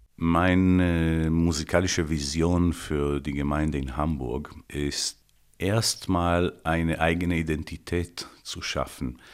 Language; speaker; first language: German; non-native, fluent; Hebrew